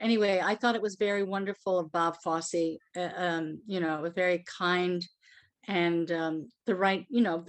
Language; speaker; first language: English; native; English